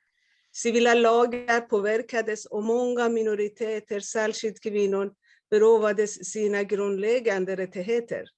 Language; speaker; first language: Swedish; non-native, fluent; Persian